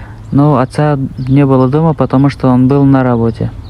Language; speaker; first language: Russian; non-native, local second language; Tatar